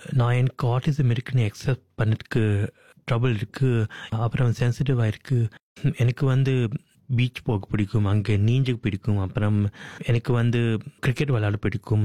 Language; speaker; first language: Tamil; early bilingual, heritage; Tamil